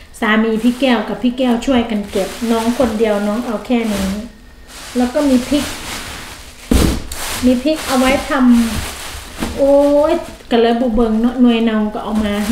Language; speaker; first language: Thai; non-native, local second language; Northeastern Thai